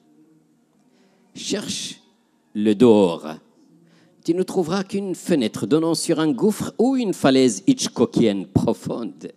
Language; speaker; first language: French; non-native, local second language; Arabic